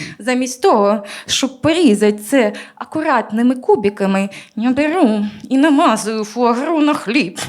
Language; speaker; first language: Ukrainian; native; Ukrainian